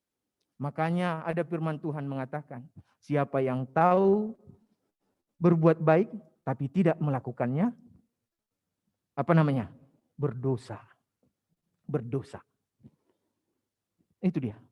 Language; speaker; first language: Indonesian; native; Indonesian